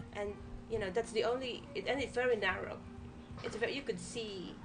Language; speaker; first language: English; non-native, local second language; Iloko